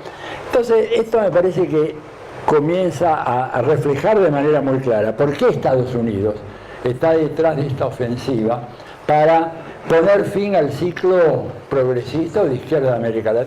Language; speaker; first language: Spanish; native; Spanish